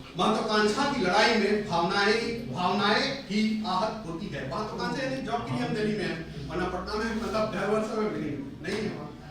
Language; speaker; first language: Hindi; native; Hindi